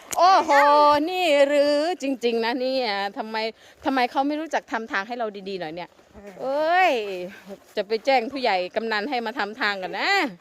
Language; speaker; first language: Thai; non-native, local second language; Northeastern Thai